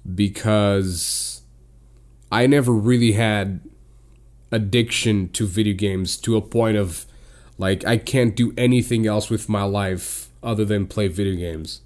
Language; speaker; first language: English; non-native, fluent; Portuguese